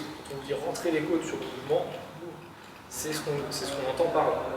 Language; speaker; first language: French; native; French